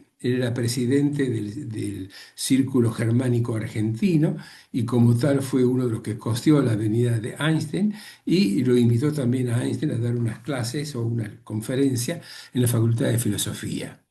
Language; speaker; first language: Spanish; native; Spanish